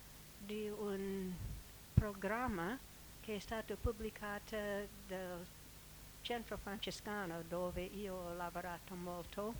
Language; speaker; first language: Italian; non-native, fluent; English